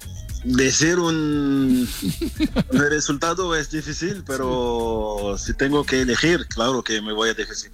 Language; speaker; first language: Spanish; non-native, learner; French